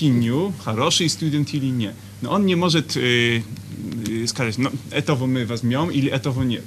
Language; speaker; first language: Russian; non-native, fluent; Polish